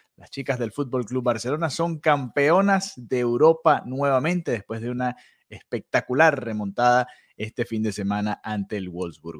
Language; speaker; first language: Spanish; native; Spanish